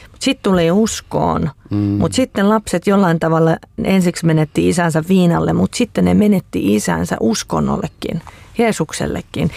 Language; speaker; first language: Finnish; native; Finnish